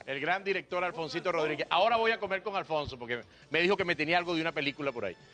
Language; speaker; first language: Spanish; native; Spanish